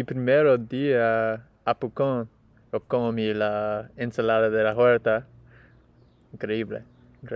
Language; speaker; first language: Spanish; non-native, learner; English